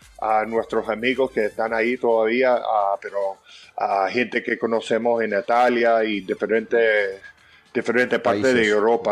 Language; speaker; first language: Spanish; early bilingual, heritage; English